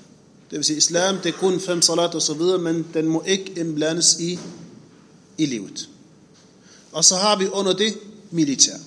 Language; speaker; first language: Danish; non-native, fluent; Arabic